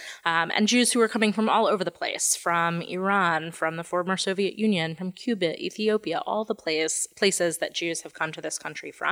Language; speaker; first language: English; native; English